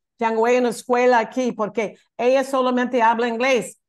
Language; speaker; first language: Spanish; non-native, learner; English